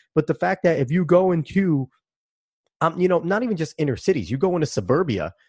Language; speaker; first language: English; native; English